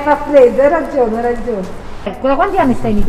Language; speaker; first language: Italian; native; Italian